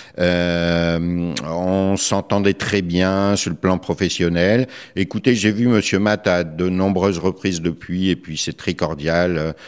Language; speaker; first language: French; native; French